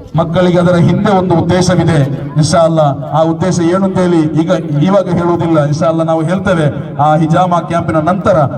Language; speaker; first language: Kannada; non-native, local second language; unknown